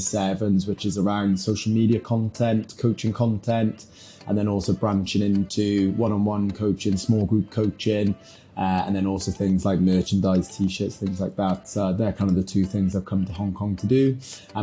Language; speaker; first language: English; native; English